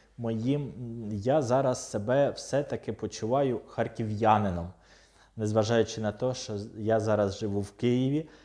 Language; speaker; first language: Ukrainian; non-native, local second language; Russian